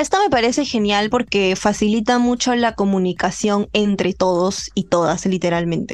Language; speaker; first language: Spanish; native; Spanish